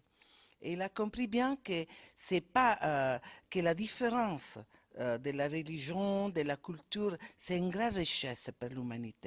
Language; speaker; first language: French; non-native, fluent; Italian